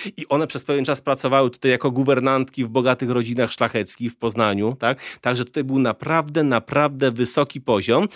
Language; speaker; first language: Polish; native; Polish